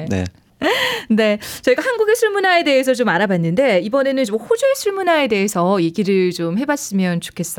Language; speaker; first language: Korean; native; Korean